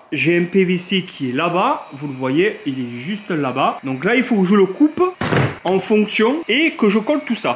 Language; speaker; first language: French; native; French